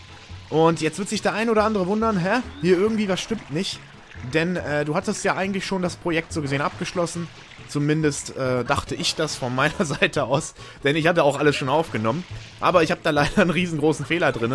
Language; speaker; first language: German; native; German